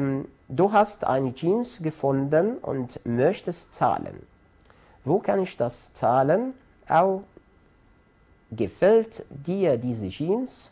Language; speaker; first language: German; non-native, fluent; Arabic